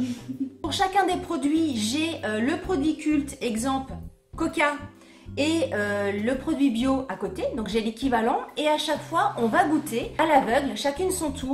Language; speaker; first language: French; native; French